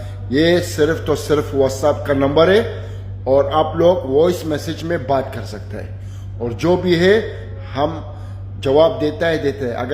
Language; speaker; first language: Hindi; non-native, learner; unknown